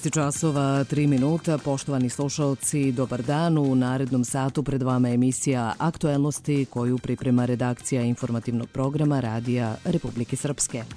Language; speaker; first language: Croatian; native; Croatian